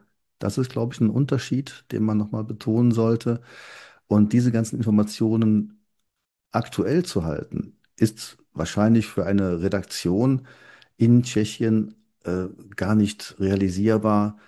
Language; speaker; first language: German; native; German